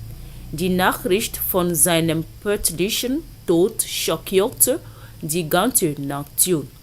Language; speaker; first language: German; non-native, learner; French